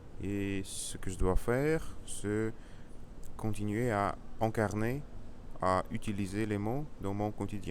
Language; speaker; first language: French; non-native, learner; Russian